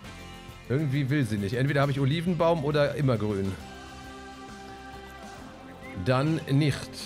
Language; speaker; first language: German; native; German